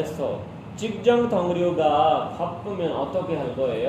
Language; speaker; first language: Korean; non-native, learner; Urdu